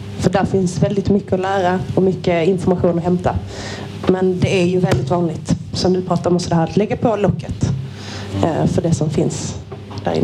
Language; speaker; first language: Swedish; native; Swedish